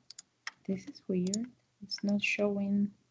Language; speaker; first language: English; non-native, fluent; Spanish